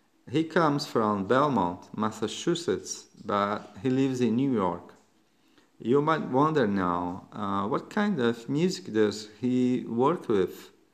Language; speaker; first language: English; non-native, fluent; Portuguese